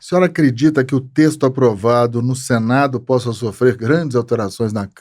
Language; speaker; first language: Portuguese; native; Portuguese